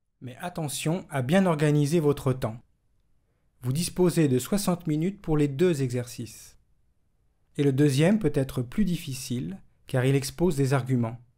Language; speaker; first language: French; native; French